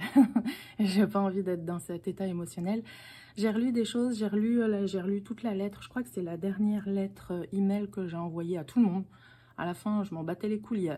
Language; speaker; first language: French; native; French